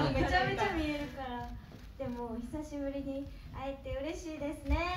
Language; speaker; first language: Japanese; native; Japanese